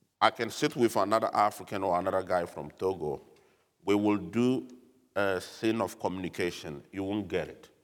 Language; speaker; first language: English; non-native, fluent; French